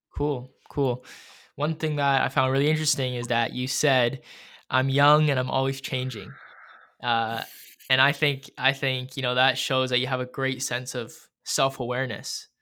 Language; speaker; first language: English; native; English